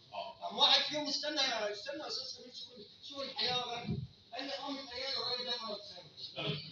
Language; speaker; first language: Arabic; native; Arabic